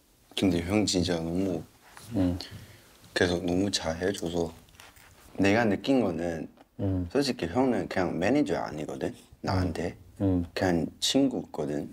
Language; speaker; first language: Korean; non-native, fluent; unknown